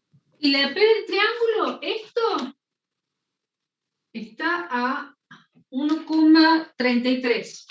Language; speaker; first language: Spanish; native; Spanish